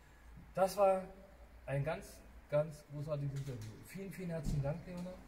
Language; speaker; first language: German; native; German